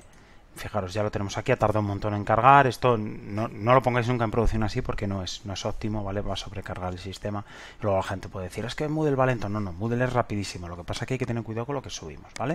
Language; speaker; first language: Spanish; native; Spanish